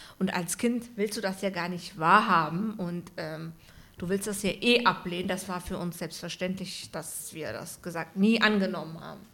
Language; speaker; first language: German; early bilingual, other home language; Turkish